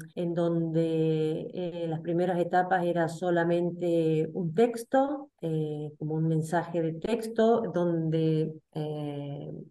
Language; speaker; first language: Spanish; native; Spanish